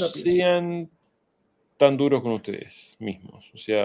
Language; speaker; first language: Spanish; native; Spanish